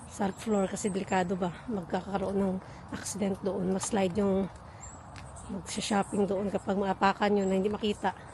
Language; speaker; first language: Filipino; non-native, local second language; Hiligaynon